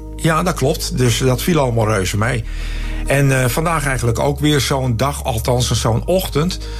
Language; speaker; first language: Dutch; native; Dutch